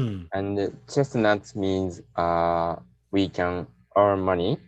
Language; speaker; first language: English; non-native, learner; Japanese